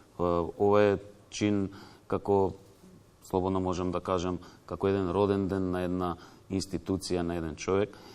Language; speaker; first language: Macedonian; native; Macedonian